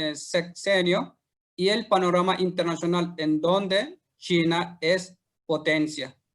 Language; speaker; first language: Spanish; non-native, fluent; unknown